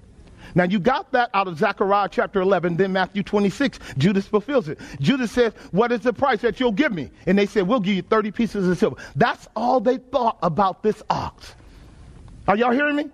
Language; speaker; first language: English; native; English